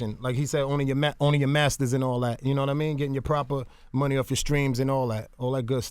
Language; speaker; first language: English; native; English